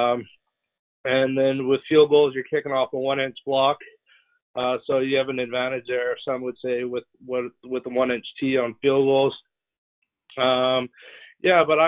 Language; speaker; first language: English; native; English